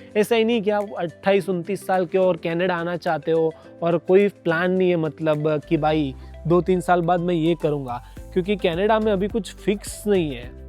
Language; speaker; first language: Hindi; non-native, local second language; Gujarati